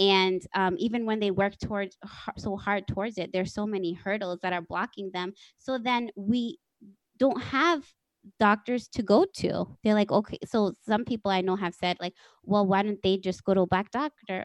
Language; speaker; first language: English; native; English